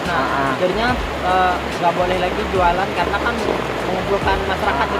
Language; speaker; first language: Indonesian; native; Indonesian